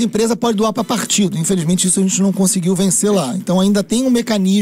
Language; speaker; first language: Portuguese; native; Portuguese